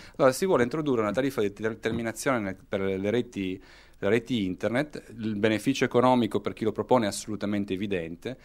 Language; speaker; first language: Italian; native; Italian